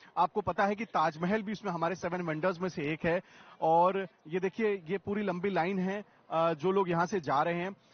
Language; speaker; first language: Hindi; native; Hindi